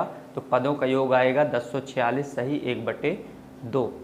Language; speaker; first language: Hindi; native; Hindi